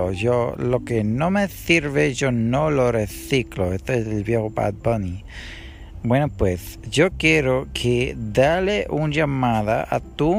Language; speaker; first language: Spanish; non-native, learner; English